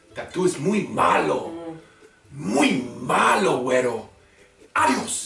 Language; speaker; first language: Spanish; non-native, learner; English